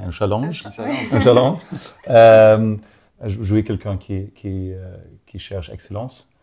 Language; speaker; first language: French; non-native, fluent; German